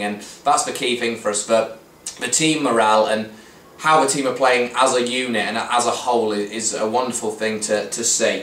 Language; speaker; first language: English; native; English